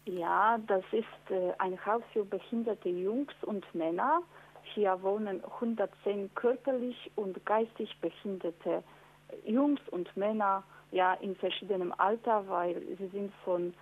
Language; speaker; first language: German; non-native, learner; Polish